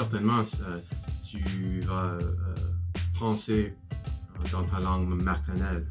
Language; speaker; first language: French; non-native, learner; English